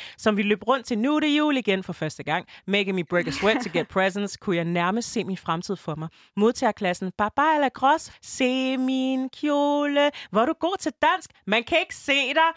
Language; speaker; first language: Danish; early bilingual, other home language; French